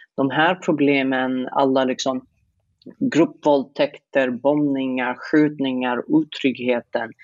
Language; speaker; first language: Swedish; non-native, fluent; Arabic